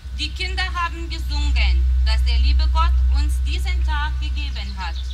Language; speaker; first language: German; non-native, fluent; Lithuanian